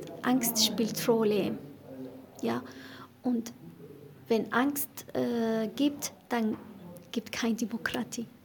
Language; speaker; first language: German; non-native, learner; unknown